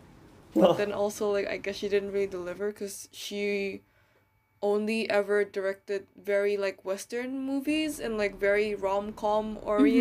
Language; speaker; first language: English; non-native, fluent; Indonesian